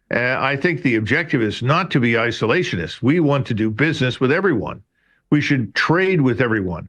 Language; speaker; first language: English; native; English